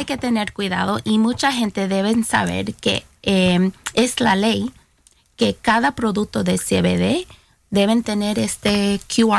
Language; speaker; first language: Spanish; early bilingual, heritage; Spanish